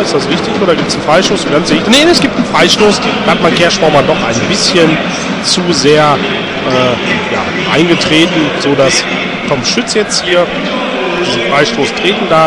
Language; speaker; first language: German; native; German